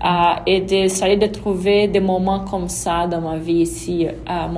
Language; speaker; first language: French; non-native, fluent; Portuguese